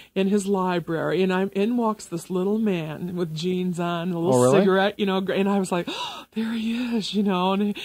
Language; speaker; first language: English; native; English